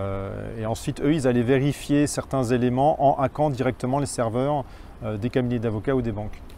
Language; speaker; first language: French; native; French